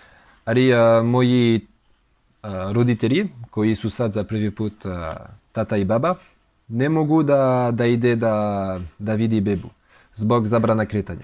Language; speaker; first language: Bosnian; non-native, learner; French